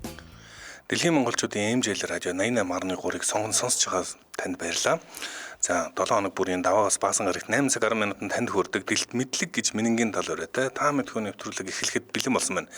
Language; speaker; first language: Mongolian; native; Mongolian